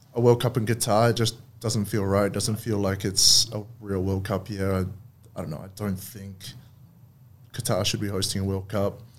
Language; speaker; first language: English; native; English